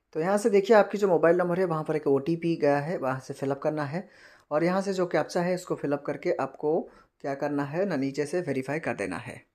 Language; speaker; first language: Hindi; non-native, local second language; Bangla